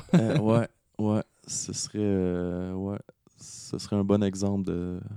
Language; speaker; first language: French; native; French